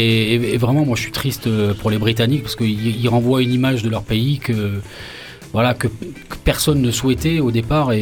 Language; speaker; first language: French; native; French